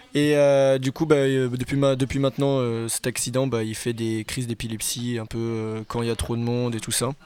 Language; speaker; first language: French; native; French